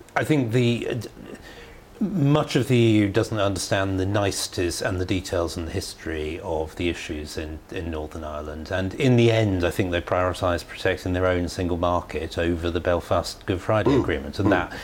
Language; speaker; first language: English; native; English